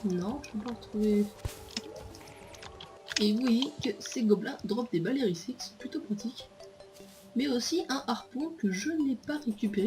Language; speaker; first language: French; native; French